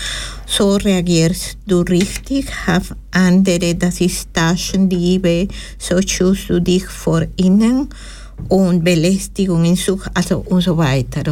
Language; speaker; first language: German; non-native, fluent; Spanish